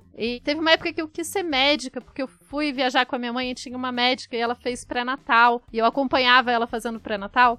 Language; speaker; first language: Portuguese; native; Portuguese